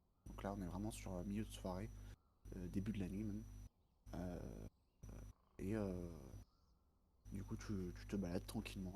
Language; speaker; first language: French; native; French